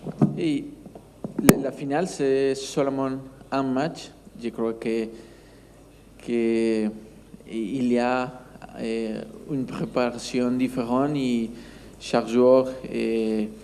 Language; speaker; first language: French; non-native, learner; Spanish